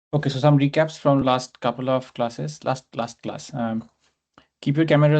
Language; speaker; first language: English; non-native, local second language; Bangla